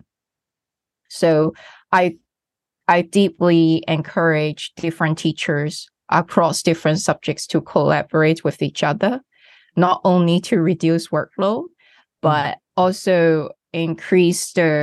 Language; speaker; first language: English; non-native, local second language; Cantonese